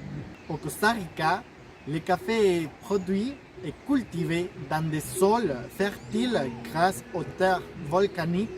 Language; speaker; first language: French; non-native, fluent; Spanish